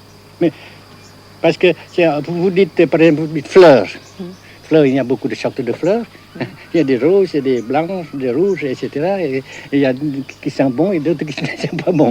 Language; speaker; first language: French; non-native, local second language; Vietnamese